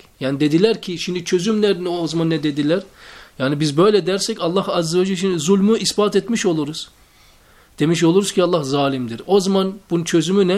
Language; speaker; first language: Turkish; native; Turkish